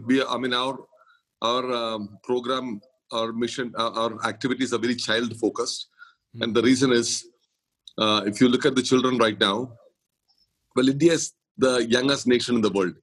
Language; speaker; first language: English; non-native, local second language; Malayalam